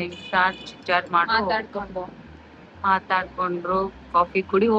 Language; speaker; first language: Kannada; non-native, learner; Telugu